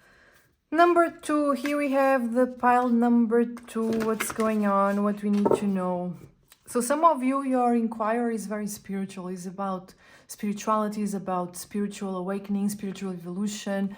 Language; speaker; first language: English; non-native, fluent; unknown